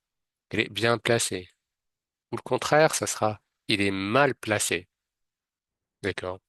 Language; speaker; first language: French; non-native, fluent; Arabic